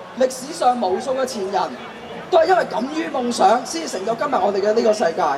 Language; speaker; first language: Cantonese; native; Cantonese